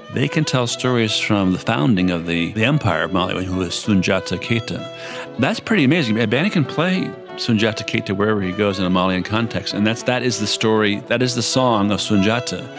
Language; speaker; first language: English; native; English